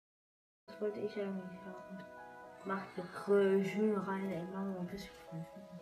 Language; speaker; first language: German; native; German